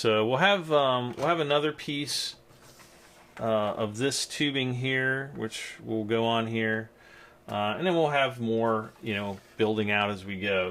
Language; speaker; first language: English; native; English